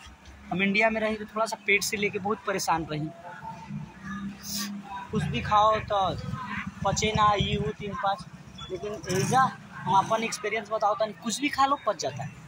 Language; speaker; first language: Hindi; non-native, local second language; Bhojpuri